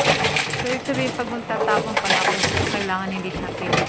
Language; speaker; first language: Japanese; non-native, learner; Filipino